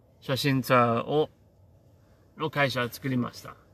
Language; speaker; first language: Japanese; non-native, learner; English